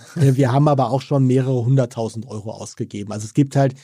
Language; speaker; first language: German; native; German